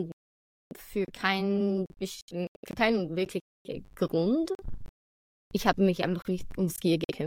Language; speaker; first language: German; non-native, fluent; English